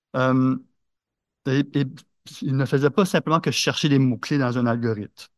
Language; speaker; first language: French; native; French